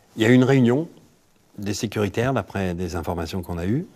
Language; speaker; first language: French; native; French